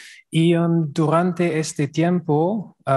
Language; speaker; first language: Spanish; non-native, learner; German